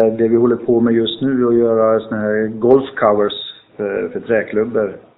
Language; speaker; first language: Swedish; native; Swedish